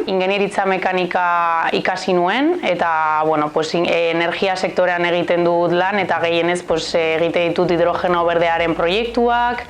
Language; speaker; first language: Basque; non-native, local second language; Spanish